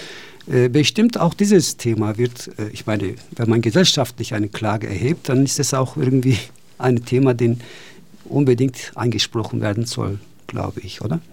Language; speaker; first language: German; non-native, fluent; Turkish